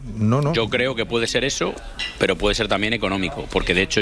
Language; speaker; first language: Spanish; native; Spanish